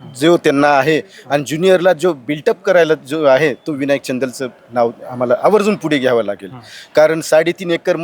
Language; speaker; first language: Marathi; native; Marathi